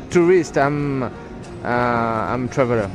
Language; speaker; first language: English; non-native, learner; French